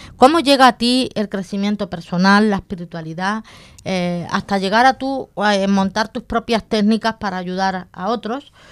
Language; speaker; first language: Spanish; native; Spanish